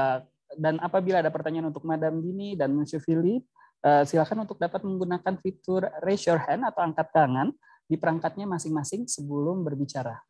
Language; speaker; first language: Indonesian; native; Indonesian